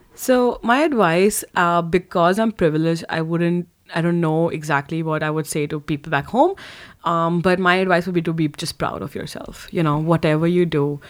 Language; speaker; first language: English; non-native, local second language; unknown